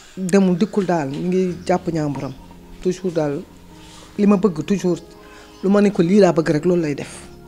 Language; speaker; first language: Wolof; native; Wolof